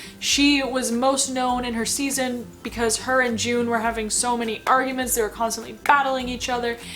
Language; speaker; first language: English; native; English